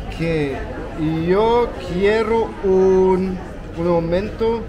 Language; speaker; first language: Spanish; non-native, learner; German